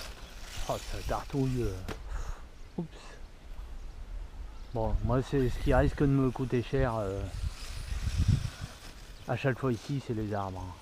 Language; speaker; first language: French; native; French